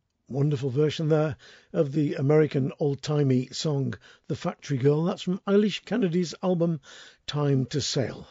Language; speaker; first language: English; native; English